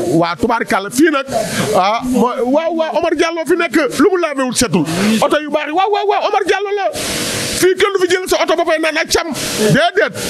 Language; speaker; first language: Wolof; native; Wolof